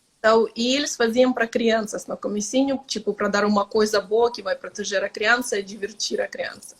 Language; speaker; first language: Portuguese; non-native, fluent; Ukrainian